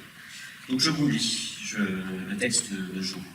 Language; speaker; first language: French; native; French